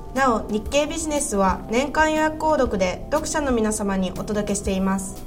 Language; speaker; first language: Japanese; native; Japanese